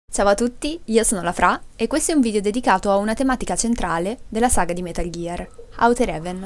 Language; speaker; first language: Italian; native; Italian